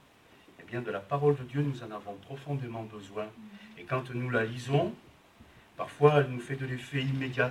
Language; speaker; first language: French; native; French